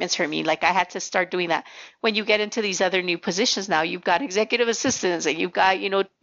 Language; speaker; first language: English; early bilingual, other home language; Spanish